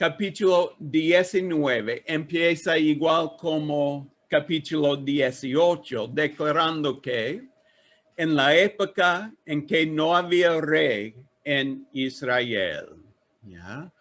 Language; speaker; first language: Spanish; non-native, learner; English